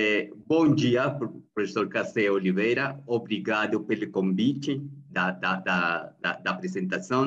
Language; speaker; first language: Portuguese; non-native, learner; Spanish